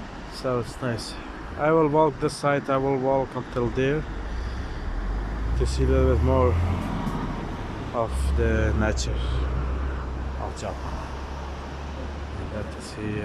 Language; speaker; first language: English; non-native, learner; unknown